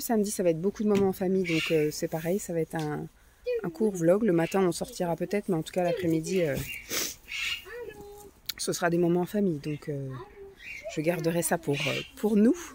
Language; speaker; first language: French; native; French